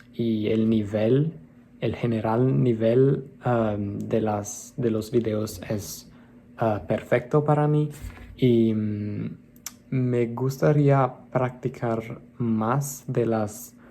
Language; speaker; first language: Spanish; non-native, learner; Italian